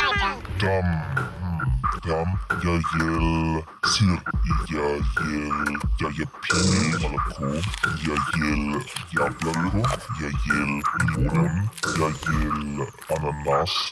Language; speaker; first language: Russian; non-native, learner; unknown